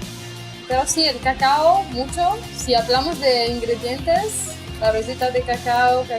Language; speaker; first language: Spanish; non-native, fluent; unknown